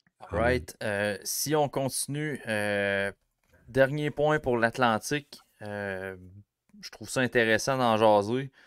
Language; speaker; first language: French; native; French